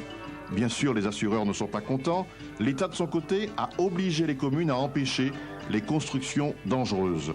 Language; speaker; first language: French; native; French